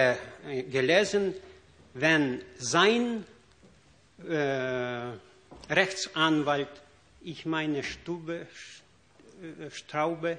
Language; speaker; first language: German; non-native, fluent; Ukrainian